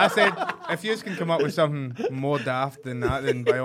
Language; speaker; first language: English; native; English